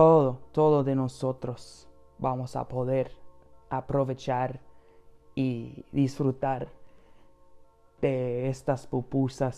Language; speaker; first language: Spanish; non-native, fluent; English